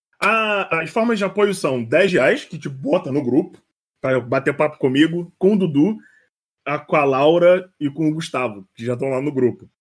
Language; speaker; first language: Portuguese; native; Portuguese